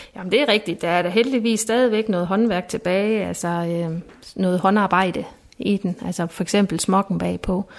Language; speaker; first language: Danish; native; Danish